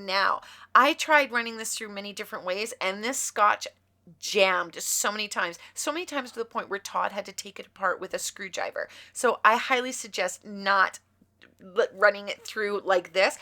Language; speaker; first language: English; native; English